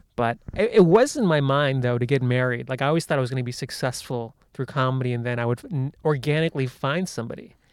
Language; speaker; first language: English; native; English